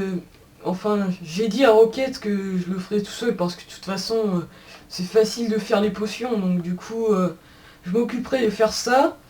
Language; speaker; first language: French; native; French